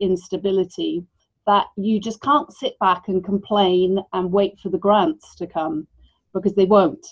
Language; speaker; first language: English; native; English